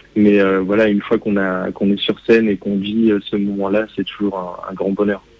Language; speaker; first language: French; native; French